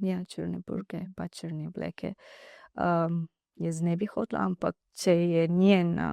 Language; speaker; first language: Slovenian; non-native, learner; Divehi